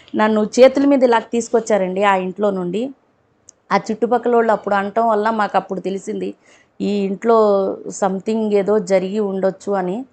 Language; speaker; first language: Telugu; non-native, local second language; Urdu